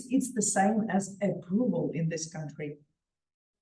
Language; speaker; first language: English; non-native, fluent; Russian